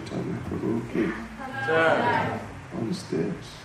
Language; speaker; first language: Russian; non-native, learner; English